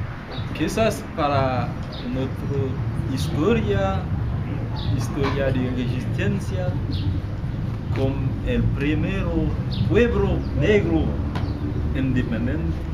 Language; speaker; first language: Spanish; non-native, learner; Haitian Creole